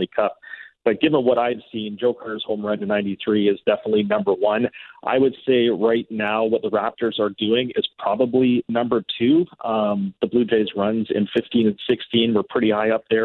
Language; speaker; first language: English; native; English